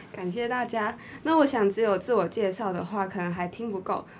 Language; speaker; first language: Chinese; native; Chinese